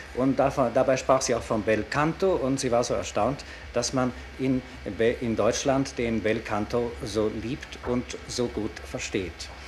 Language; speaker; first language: German; native; German